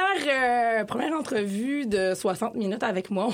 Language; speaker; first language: French; native; French